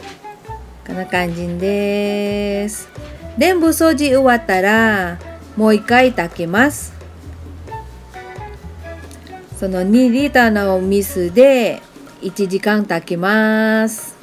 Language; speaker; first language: Japanese; non-native, fluent; Filipino